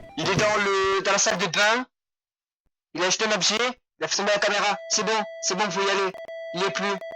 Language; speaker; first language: French; native; French